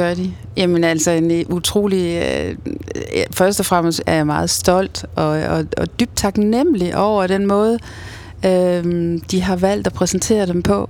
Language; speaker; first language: Danish; native; Danish